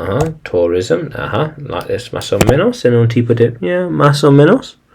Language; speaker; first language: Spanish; non-native, learner; English